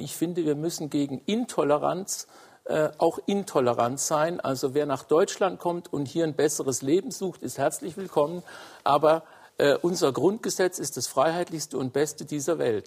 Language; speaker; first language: German; native; German